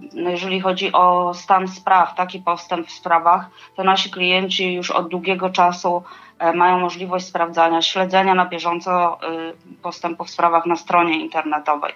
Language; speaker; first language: Polish; native; Polish